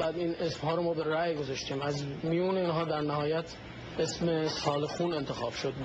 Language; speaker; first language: Persian; non-native, local second language; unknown